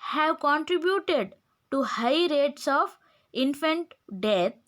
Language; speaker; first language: English; non-native, local second language; Kannada